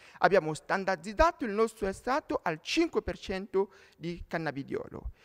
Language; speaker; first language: Italian; non-native, fluent; French